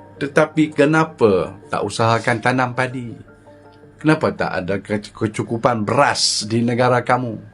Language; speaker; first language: Malay; native; Malay